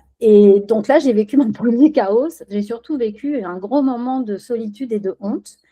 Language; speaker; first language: French; early bilingual, other home language; Spanish